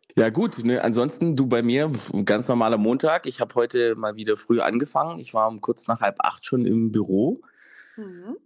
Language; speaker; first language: German; early bilingual, other home language; Italian